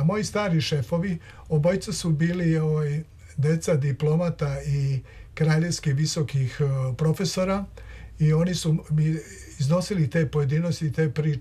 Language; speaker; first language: Serbian; native; Serbian